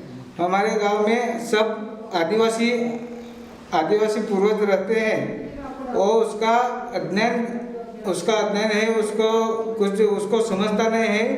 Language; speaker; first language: Hindi; non-native, local second language; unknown